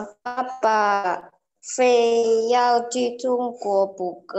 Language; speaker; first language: Chinese; non-native, learner; Indonesian